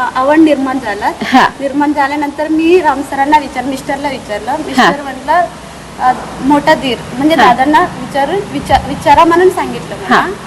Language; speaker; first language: Marathi; non-native, local second language; Telugu